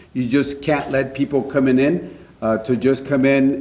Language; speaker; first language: English; early bilingual, other home language; Spanish